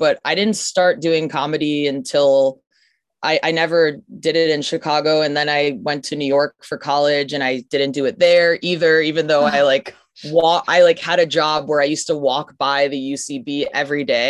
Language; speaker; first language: English; native; English